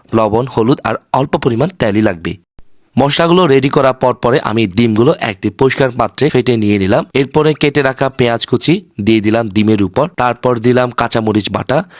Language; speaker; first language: Bangla; non-native, local second language; Chakma